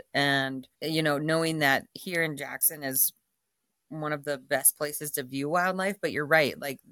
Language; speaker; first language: English; native; English